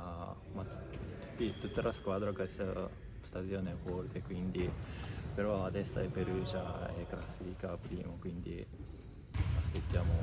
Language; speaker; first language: Italian; non-native, learner; Japanese